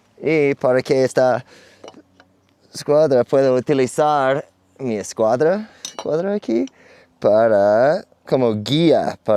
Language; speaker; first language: Spanish; non-native, fluent; English